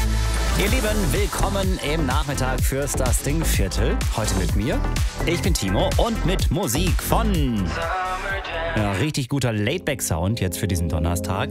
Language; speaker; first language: German; native; German